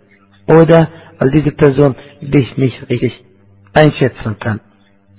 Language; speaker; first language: German; non-native, fluent; Arabic